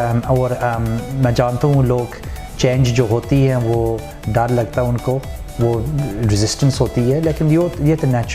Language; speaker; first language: Hindi; early bilingual, heritage; Hindi